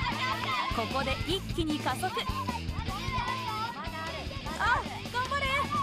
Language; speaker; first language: Japanese; native; Japanese